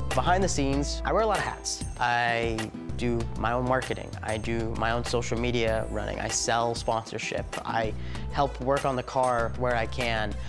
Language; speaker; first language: English; native; English